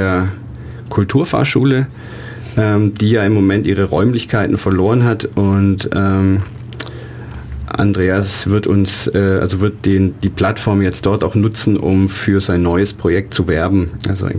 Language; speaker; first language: German; native; German